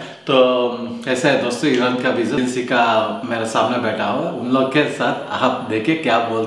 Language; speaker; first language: Hindi; non-native, local second language; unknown